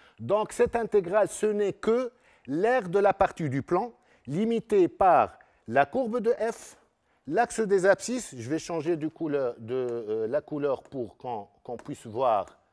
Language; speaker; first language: French; non-native, local second language; Arabic